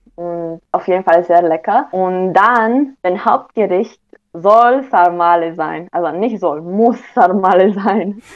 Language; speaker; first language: German; non-native, fluent; Romanian